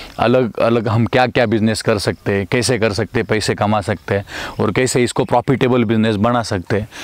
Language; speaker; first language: Hindi; non-native, local second language; Marathi